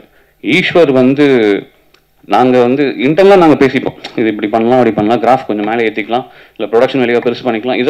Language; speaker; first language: Tamil; native; Tamil